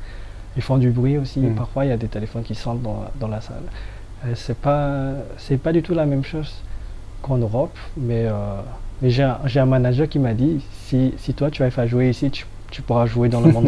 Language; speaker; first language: French; non-native, fluent; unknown